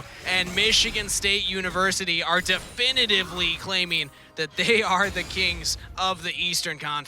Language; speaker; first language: English; native; English